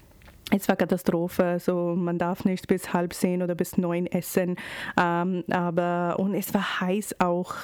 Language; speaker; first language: German; non-native, fluent; Urdu